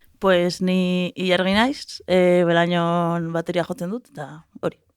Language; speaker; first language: Basque; non-native, local second language; Spanish